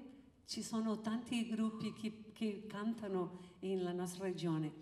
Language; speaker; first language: Italian; early bilingual, heritage; Italian